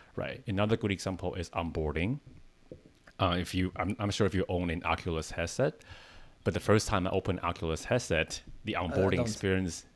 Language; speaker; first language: English; non-native, fluent; Chinese